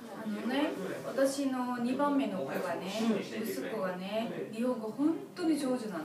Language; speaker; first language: Japanese; non-native, fluent; Korean